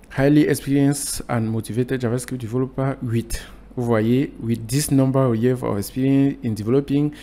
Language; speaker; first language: English; non-native, local second language; French